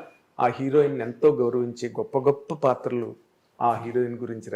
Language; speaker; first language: Telugu; native; Telugu